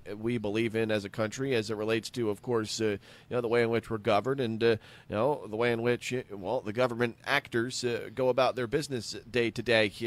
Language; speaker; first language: English; native; English